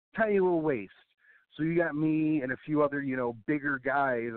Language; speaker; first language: English; native; English